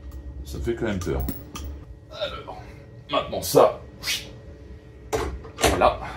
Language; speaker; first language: French; native; French